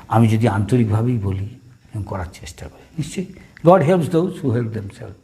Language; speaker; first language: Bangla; native; Bangla